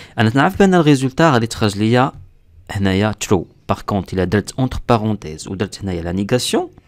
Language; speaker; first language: French; non-native, local second language; Arabic